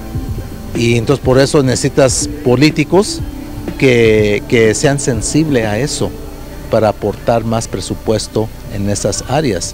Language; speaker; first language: Spanish; early bilingual, heritage; Spanish